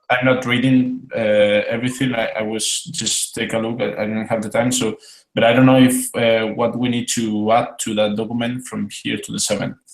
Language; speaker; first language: English; non-native, fluent; Spanish